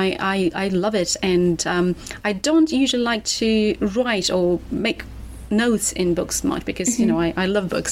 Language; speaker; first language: English; non-native, fluent; Romanian